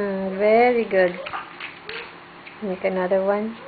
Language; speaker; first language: English; non-native, local second language; Filipino